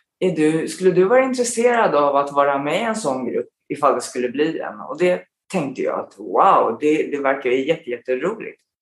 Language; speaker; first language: Swedish; native; Swedish